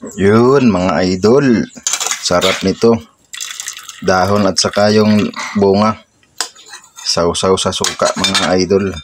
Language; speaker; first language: Filipino; non-native, local second language; Cebuano